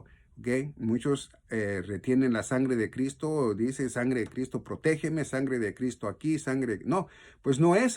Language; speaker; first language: Spanish; native; Spanish